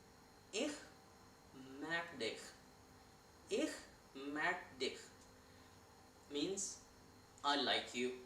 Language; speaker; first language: German; non-native, learner; Hindi